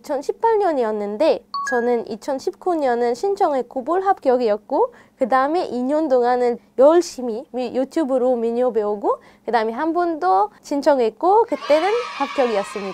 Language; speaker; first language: Korean; non-native, fluent; Arabic